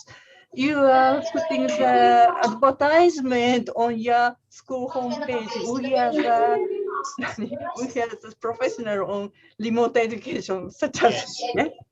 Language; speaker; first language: English; non-native, learner; Japanese